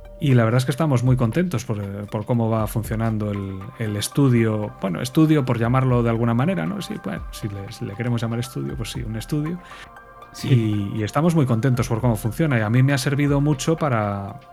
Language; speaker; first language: Spanish; native; Spanish